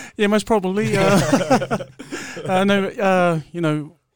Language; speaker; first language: English; native; English